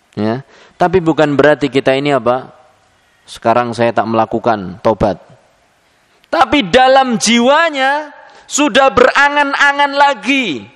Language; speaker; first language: Indonesian; native; Indonesian